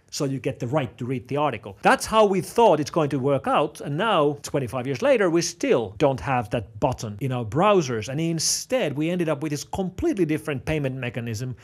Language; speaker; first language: English; non-native, fluent; Finnish